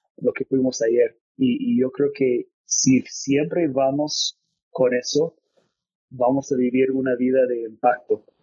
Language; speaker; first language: Spanish; non-native, fluent; English